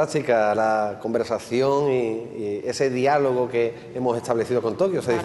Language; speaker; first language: Spanish; native; Spanish